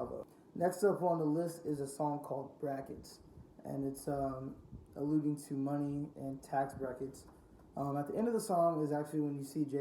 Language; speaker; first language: English; native; English